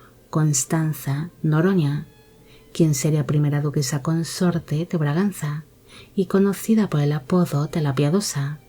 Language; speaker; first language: Spanish; native; Spanish